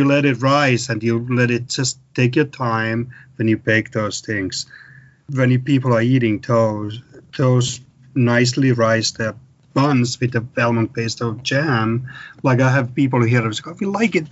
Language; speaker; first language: English; non-native, fluent; Finnish